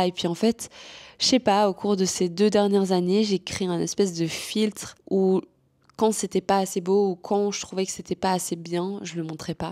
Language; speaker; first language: French; native; French